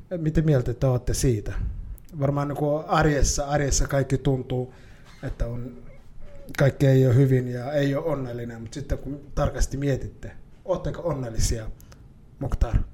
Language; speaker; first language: Finnish; early bilingual, other home language; Somali